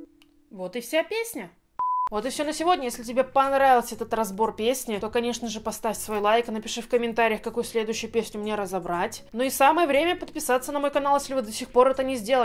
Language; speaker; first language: Russian; native; Russian